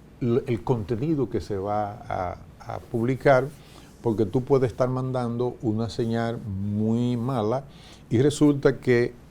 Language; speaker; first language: Spanish; native; Spanish